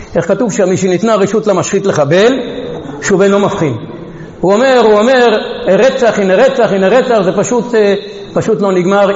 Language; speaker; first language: Hebrew; non-native, fluent; Hungarian